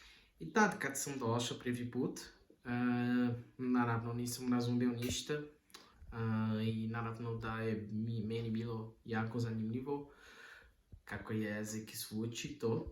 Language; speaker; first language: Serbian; non-native, learner; Portuguese